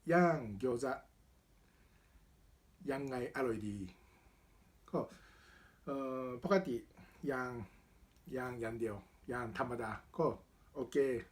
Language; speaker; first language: Thai; non-native, learner; Japanese